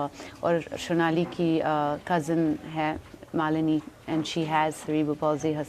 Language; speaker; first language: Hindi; non-native, local second language; English